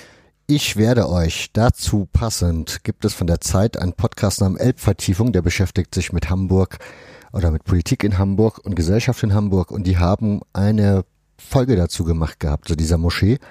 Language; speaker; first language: German; native; German